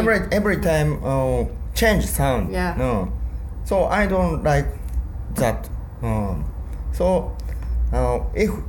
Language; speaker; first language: English; non-native, learner; Japanese